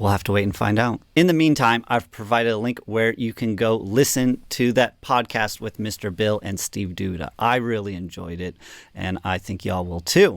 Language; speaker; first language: English; native; English